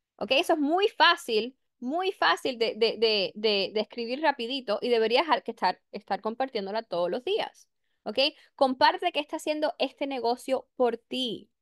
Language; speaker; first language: Spanish; early bilingual, heritage; Spanish